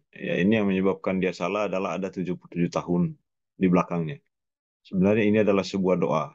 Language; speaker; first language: Indonesian; non-native, local second language; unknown